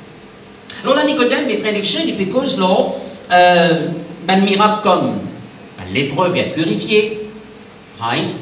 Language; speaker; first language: French; non-native, local second language; Morisyen